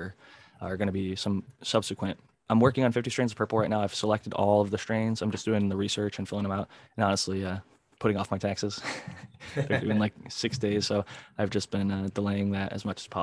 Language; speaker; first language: English; native; English